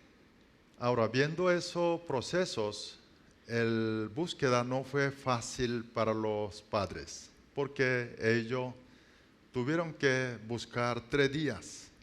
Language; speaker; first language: Spanish; non-native, learner; Korean